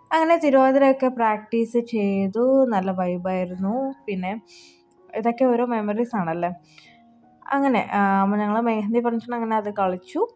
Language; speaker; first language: Malayalam; early bilingual, heritage; Malayalam